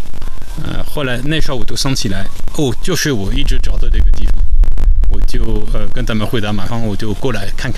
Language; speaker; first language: Chinese; non-native, fluent; French